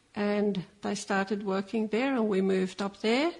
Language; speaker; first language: English; early bilingual, other home language; Maltese